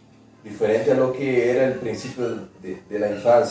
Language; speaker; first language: Spanish; non-native, fluent; Portuguese